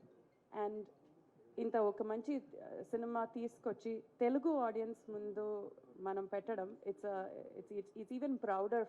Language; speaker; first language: Telugu; non-native, fluent; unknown